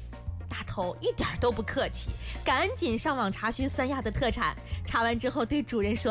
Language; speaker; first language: Chinese; native; Chinese